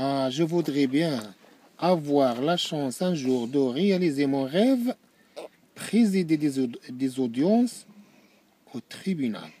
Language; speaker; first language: French; non-native, learner; Arabic